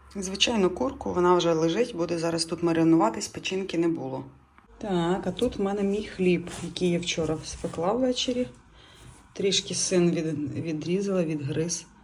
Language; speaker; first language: Ukrainian; non-native, local second language; Russian